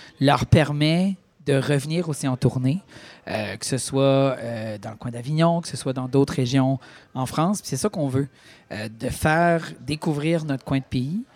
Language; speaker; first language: French; native; French